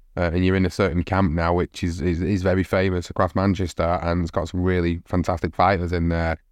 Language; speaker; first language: English; native; English